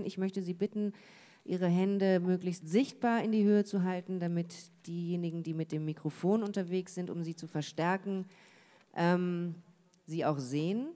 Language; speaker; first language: German; native; German